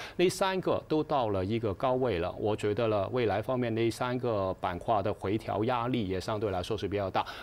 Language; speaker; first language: Chinese; non-native, fluent; Cantonese